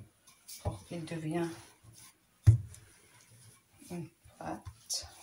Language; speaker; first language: French; non-native, local second language; Arabic